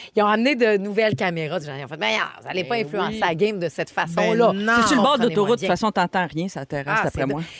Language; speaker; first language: French; native; French